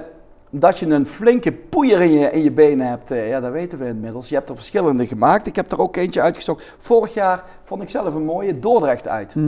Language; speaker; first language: Dutch; native; Dutch